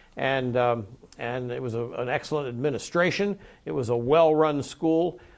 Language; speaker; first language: English; native; English